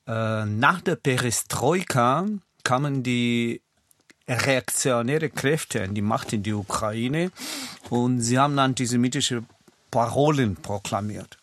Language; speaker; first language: German; non-native, fluent; Russian